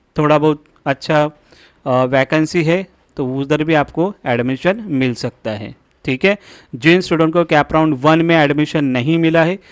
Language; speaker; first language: Hindi; non-native, local second language; Marathi